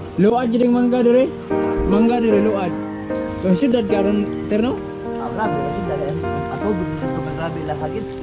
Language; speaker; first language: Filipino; non-native, local second language; Cebuano